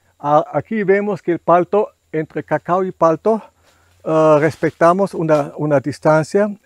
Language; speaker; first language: Spanish; non-native, fluent; German